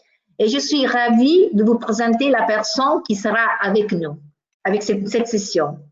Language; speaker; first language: French; non-native, fluent; Italian